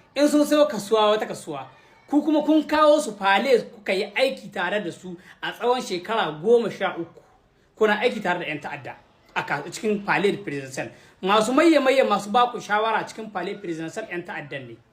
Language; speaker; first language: Hausa; native; Hausa